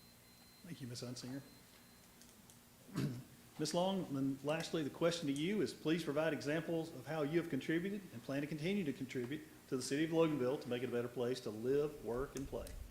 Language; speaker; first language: English; native; English